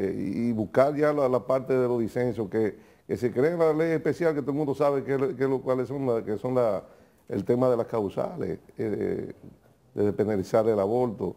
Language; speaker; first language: Spanish; native; Spanish